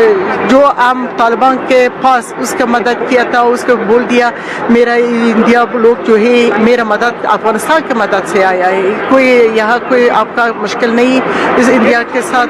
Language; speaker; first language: Hindi; non-native, learner; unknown